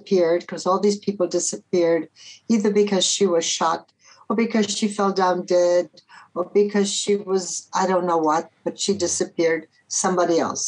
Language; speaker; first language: English; early bilingual, other home language; Polish